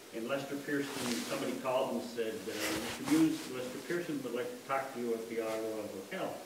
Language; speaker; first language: English; native; English